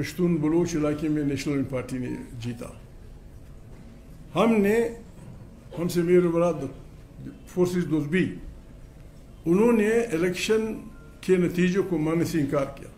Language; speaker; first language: Urdu; non-native, local second language; Pashto